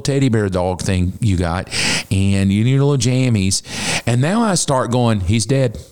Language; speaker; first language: English; native; English